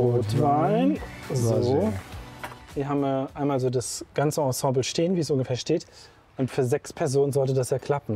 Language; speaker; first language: German; native; German